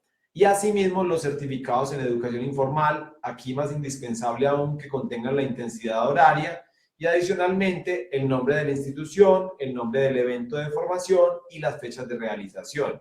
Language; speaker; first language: Spanish; native; Spanish